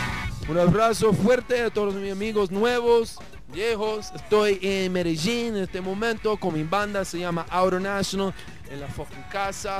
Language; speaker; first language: Spanish; non-native, learner; English